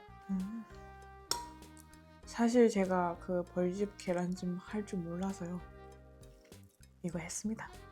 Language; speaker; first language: Korean; non-native, fluent; Chinese